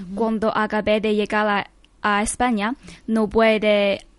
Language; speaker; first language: Spanish; non-native, fluent; Chinese